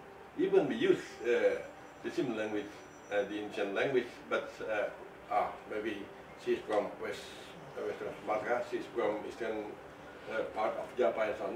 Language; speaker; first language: English; non-native, fluent; Indonesian